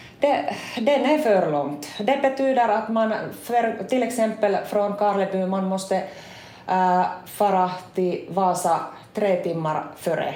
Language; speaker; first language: Swedish; non-native, local second language; Finnish